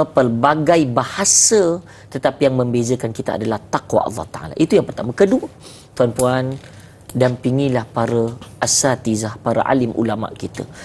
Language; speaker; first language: Malay; native; Malay